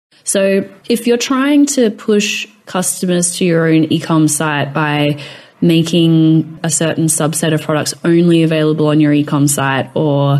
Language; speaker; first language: English; native; English